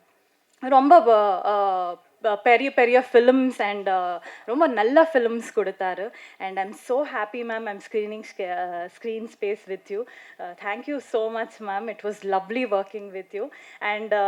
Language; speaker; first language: Tamil; non-native, fluent; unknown